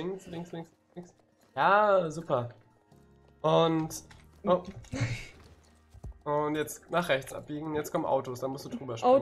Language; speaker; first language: German; native; German